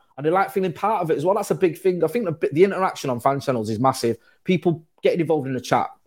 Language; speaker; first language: English; native; English